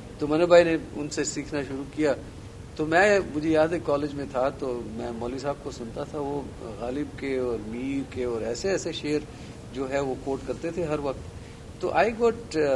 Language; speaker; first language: Hindi; non-native, local second language; Gujarati